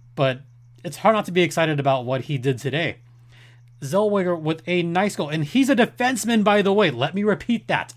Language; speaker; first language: English; early bilingual, other home language; Spanish